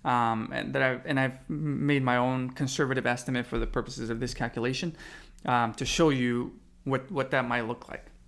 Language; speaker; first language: English; native; English